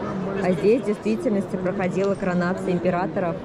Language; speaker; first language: Russian; native; Russian